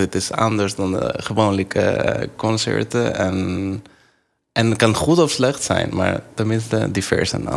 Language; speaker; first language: Dutch; non-native, fluent; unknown